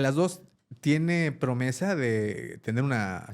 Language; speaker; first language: Spanish; native; Spanish